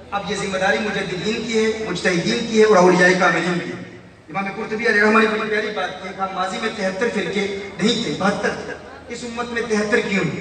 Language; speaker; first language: Urdu; early bilingual, heritage; Urdu